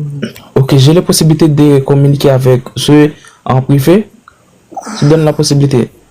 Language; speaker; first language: French; non-native, learner; Haitian Creole